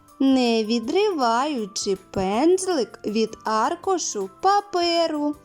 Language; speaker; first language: Ukrainian; native; Ukrainian